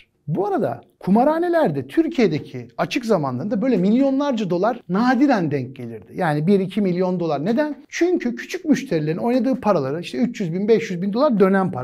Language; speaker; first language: Turkish; native; Turkish